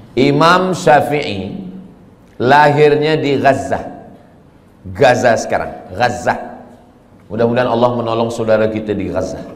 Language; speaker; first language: Malay; native; Malay